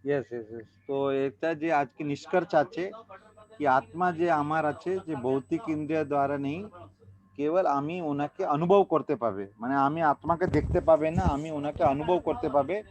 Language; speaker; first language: Bangla; non-native, learner; Hindi